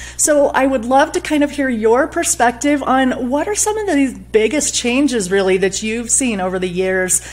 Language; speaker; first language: English; native; English